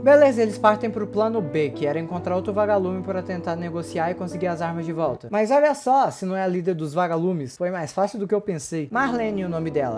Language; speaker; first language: Portuguese; native; Portuguese